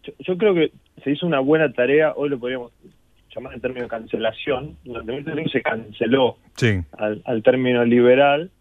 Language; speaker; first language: Spanish; native; Spanish